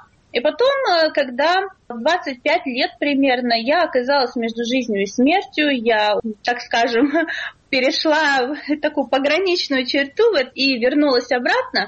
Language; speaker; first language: Russian; native; Russian